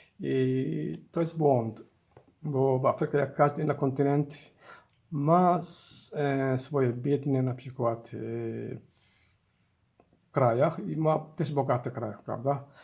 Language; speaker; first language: Polish; non-native, learner; Somali